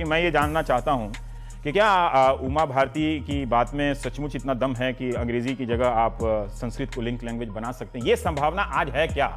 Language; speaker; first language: Hindi; non-native, local second language; Bhojpuri